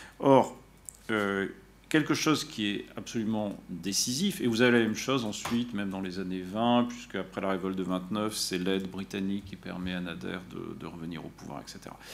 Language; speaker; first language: French; native; French